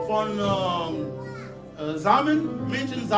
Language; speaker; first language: German; non-native, learner; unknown